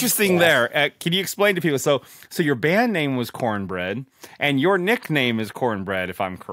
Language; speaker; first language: English; native; English